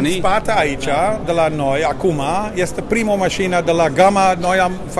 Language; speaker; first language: Romanian; non-native, learner; Dutch